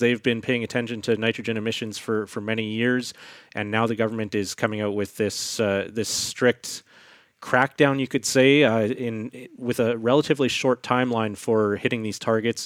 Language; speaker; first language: English; native; English